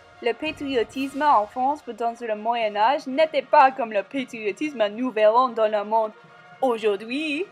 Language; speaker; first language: French; non-native, learner; English